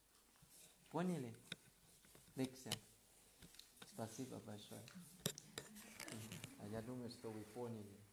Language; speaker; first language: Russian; non-native, learner; Thai